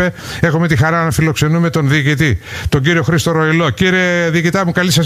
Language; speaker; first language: Greek; native; Greek